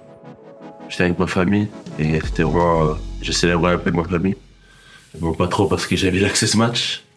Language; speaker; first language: French; early bilingual, other home language; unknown